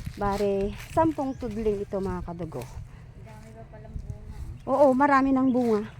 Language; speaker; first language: Filipino; non-native, local second language; Iloko